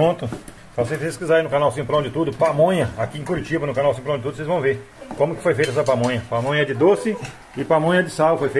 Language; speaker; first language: Portuguese; native; Portuguese